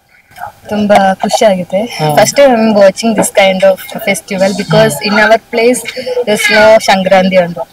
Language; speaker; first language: Kannada; non-native, learner; Malayalam